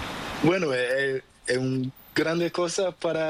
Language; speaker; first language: Spanish; non-native, learner; Portuguese